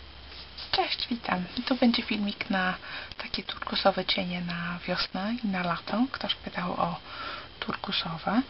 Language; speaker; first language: Polish; early bilingual, heritage; Polish